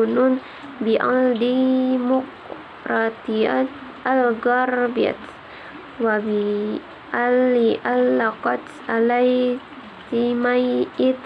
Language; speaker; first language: Arabic; non-native, learner; Indonesian